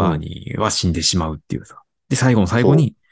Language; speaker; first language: Japanese; native; Japanese